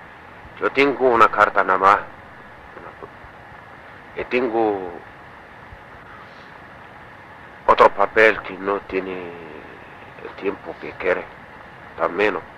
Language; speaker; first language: Spanish; non-native, learner; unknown